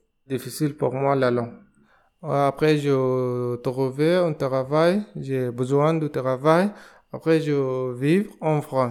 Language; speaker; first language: French; non-native, learner; Arabic